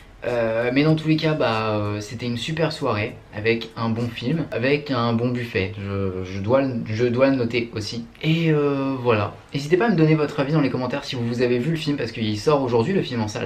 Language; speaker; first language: French; native; French